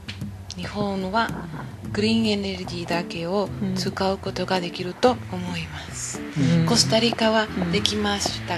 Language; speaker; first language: Japanese; non-native, learner; Spanish